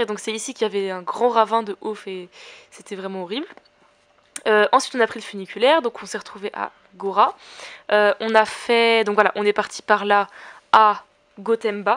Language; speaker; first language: French; native; French